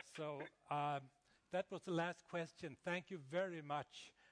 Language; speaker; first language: English; non-native, fluent; Swedish